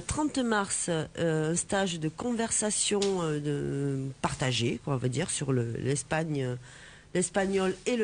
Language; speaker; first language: French; native; French